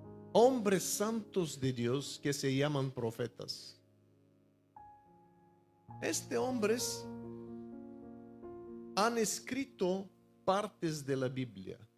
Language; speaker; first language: Spanish; non-native, fluent; Bulgarian